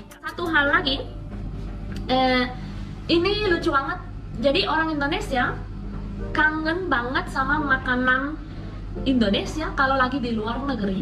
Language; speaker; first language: Indonesian; non-native, fluent; Spanish